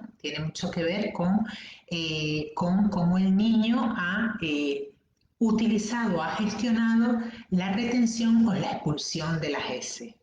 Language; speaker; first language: Spanish; native; Spanish